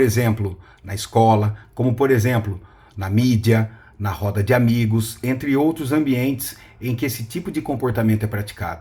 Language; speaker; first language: Portuguese; native; Portuguese